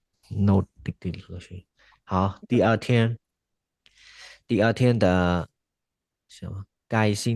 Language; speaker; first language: Chinese; non-native, learner; Khmer